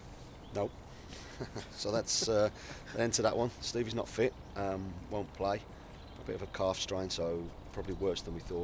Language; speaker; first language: English; native; English